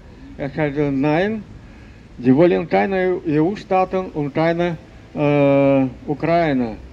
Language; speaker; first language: German; non-native, fluent; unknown